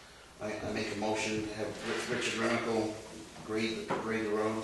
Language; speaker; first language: English; native; English